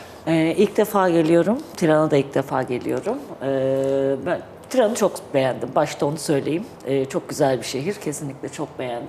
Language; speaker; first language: Turkish; native; Turkish